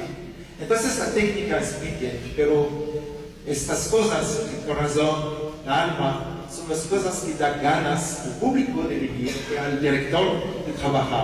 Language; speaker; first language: Spanish; non-native, fluent; French